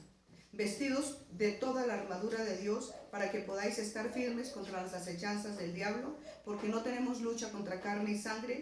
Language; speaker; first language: Spanish; native; Spanish